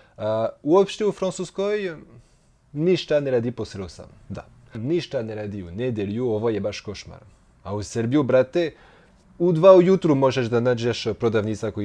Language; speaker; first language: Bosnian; non-native, fluent; French